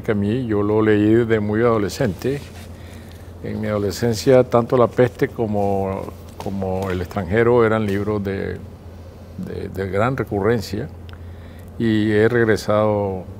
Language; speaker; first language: Spanish; native; Spanish